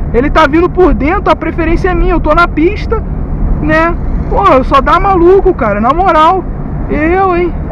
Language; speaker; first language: Portuguese; native; Portuguese